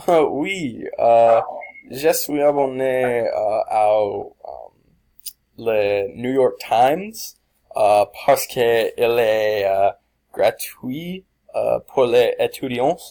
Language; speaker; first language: French; non-native, learner; English